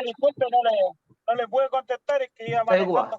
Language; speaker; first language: Spanish; native; Spanish